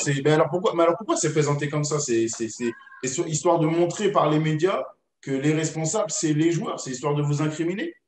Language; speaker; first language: French; native; French